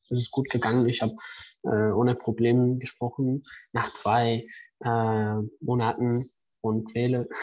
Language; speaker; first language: German; non-native, fluent; Spanish